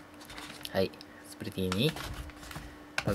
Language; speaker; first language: Indonesian; non-native, learner; Japanese